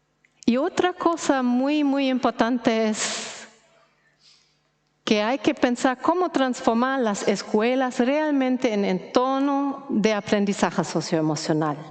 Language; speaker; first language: Spanish; non-native, fluent; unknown